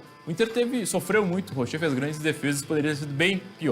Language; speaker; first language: Portuguese; native; Portuguese